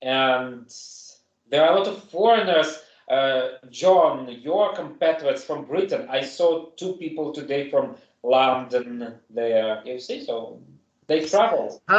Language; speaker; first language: English; non-native, fluent; German